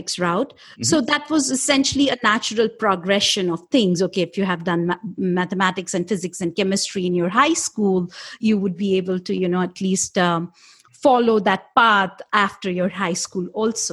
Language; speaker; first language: English; non-native, local second language; Hindi